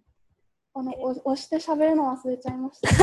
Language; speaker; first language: Japanese; early bilingual, heritage; Japanese